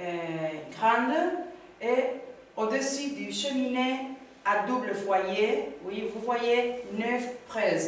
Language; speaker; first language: French; non-native, learner; Spanish